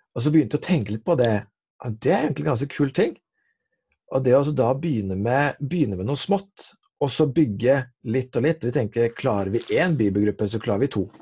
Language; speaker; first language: Norwegian; native; Norwegian